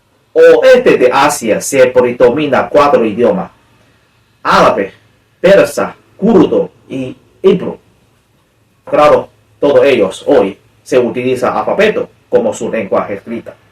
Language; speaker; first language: Spanish; non-native, learner; Chinese